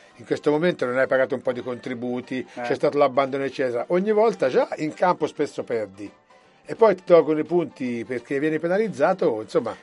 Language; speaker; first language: Italian; early bilingual, heritage; Italian